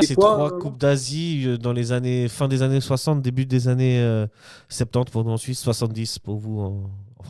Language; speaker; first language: French; native; French